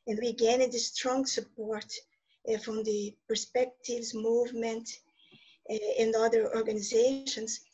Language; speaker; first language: English; non-native, learner; Portuguese